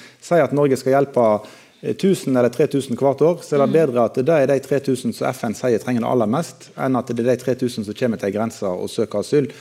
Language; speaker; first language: Norwegian; native; Norwegian